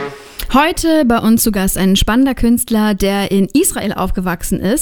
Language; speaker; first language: German; native; German